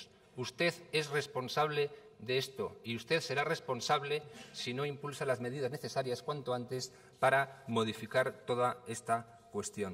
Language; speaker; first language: Spanish; native; Spanish